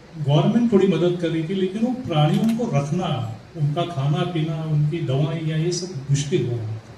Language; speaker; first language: Hindi; non-native, local second language; Marathi